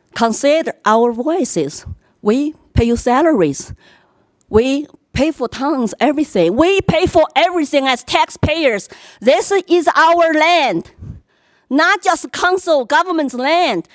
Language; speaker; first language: English; non-native, fluent; Chinese